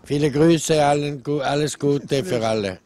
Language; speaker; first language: German; non-native, learner; Italian